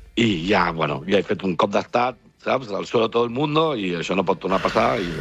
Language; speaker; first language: Catalan; native; Catalan